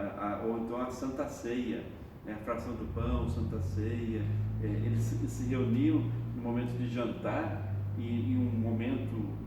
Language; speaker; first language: Portuguese; native; Portuguese